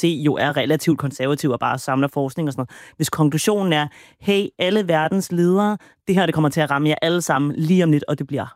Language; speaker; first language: Danish; native; Danish